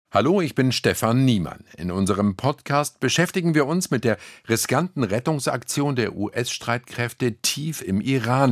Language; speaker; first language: German; native; German